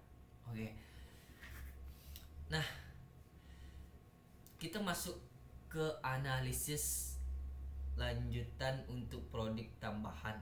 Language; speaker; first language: Indonesian; native; Indonesian